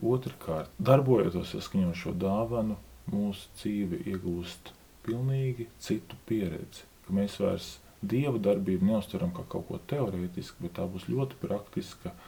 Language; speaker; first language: Latvian; native; Latvian